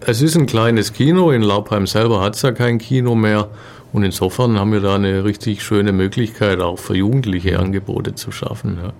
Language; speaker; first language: German; native; German